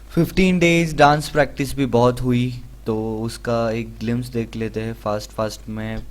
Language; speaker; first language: Hindi; non-native, local second language; Marathi